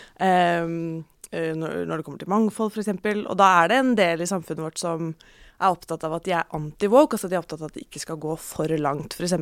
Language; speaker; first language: Norwegian; native; Norwegian